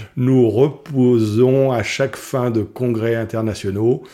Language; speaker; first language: French; native; French